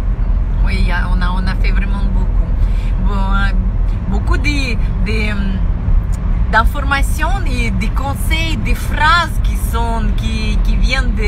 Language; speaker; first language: French; non-native, fluent; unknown